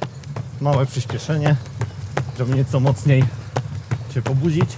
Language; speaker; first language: Polish; native; Polish